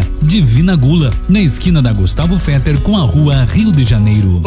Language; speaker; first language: Portuguese; native; Portuguese